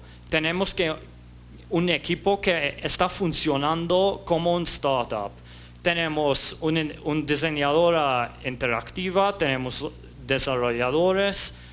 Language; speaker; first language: Spanish; non-native, fluent; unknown